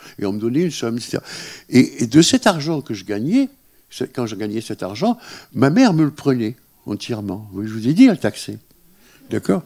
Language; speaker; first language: French; non-native, local second language; Arabic